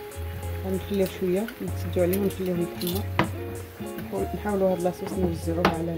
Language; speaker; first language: Arabic; native; Arabic